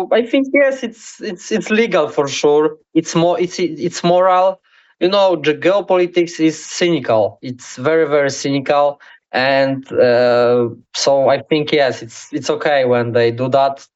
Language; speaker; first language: English; non-native, learner; Polish